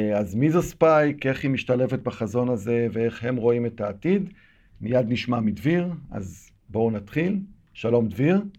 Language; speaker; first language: Hebrew; native; Hebrew